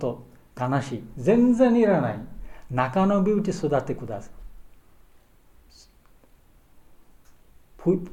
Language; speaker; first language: Japanese; non-native, learner; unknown